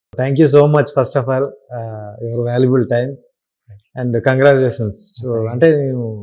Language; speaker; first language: Telugu; native; Telugu